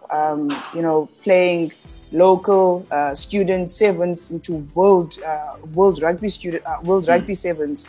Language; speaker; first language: English; non-native, local second language; Xhosa